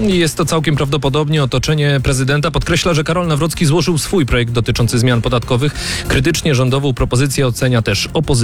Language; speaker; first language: Polish; native; Polish